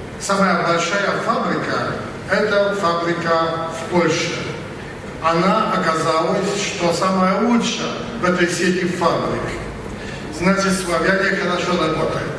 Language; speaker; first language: Russian; non-native, learner; Polish